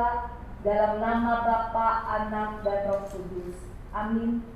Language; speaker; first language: Indonesian; native; Indonesian